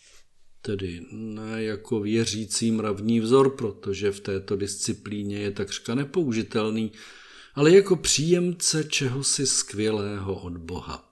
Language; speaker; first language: Czech; native; Czech